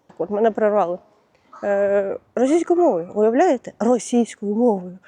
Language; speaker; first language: Ukrainian; non-native, local second language; Russian